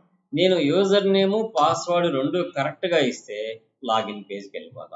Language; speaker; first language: Telugu; native; Telugu